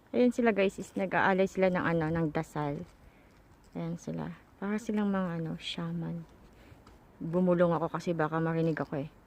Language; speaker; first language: Filipino; native; Filipino